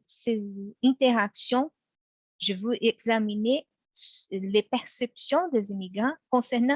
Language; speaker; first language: French; non-native, fluent; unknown